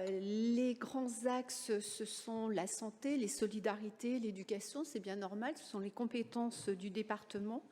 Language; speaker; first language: French; native; French